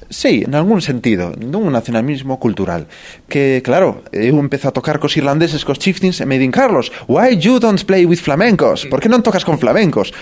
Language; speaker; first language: Galician; native; Galician